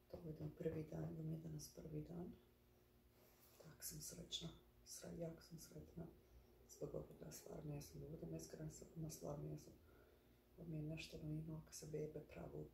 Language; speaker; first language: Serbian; early bilingual, heritage; Bosnian